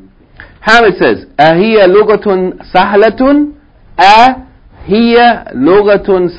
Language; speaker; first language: Arabic; non-native, fluent; English